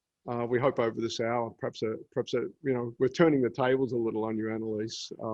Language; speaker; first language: English; native; English